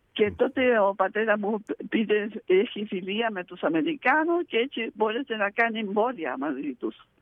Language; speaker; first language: Greek; early bilingual, heritage; Greek